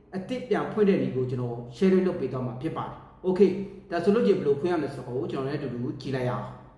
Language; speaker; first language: Burmese; native; Burmese